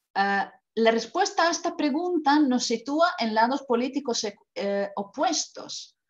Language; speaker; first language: Spanish; non-native, fluent; Croatian